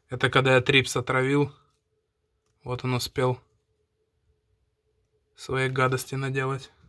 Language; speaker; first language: Russian; native; Russian